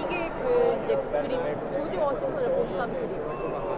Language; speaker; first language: Korean; native; Korean